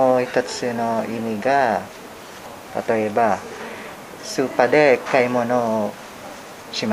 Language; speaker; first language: Japanese; non-native, learner; Hiligaynon